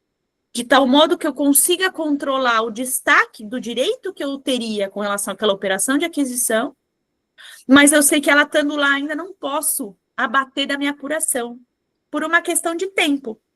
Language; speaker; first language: Portuguese; native; Portuguese